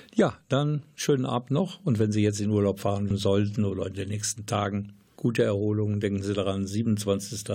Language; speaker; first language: German; native; German